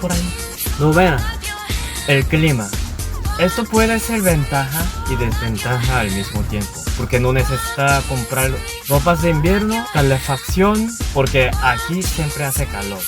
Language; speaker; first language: Spanish; non-native, learner; Korean